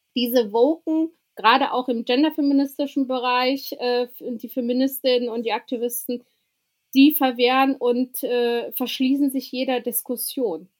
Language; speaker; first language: German; early bilingual, other home language; Albanian